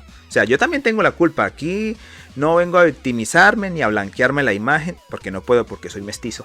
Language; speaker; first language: Spanish; native; Spanish